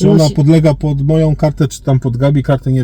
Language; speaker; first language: Polish; native; Polish